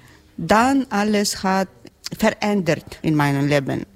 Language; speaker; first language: German; non-native, learner; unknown